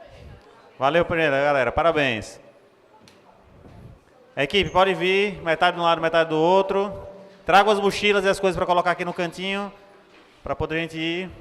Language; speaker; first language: Portuguese; native; Portuguese